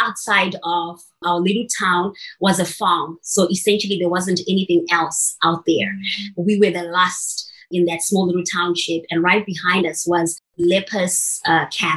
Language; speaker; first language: English; non-native, local second language; Shona